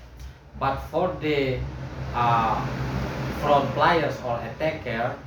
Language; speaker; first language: English; non-native, learner; Indonesian